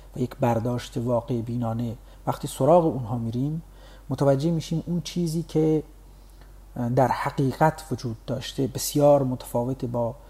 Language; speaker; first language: Persian; non-native, local second language; Baluchi